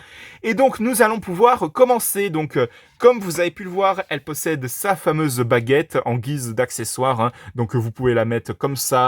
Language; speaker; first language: French; native; French